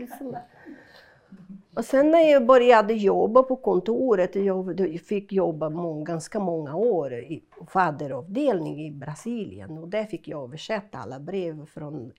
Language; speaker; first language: Swedish; non-native, fluent; Portuguese